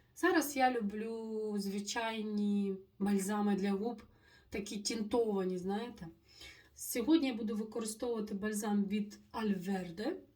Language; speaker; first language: Ukrainian; non-native, local second language; Russian